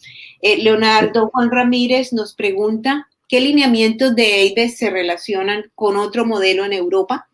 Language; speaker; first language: Spanish; native; Spanish